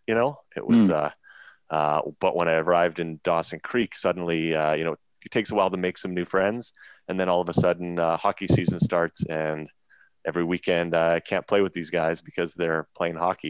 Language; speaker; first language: English; native; English